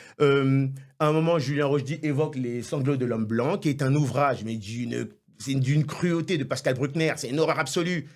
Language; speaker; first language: French; non-native, local second language; Haitian Creole